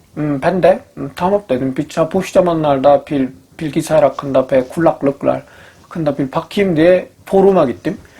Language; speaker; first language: Turkish; non-native, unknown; Korean